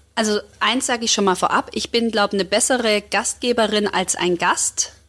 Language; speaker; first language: German; early bilingual, other home language; Croatian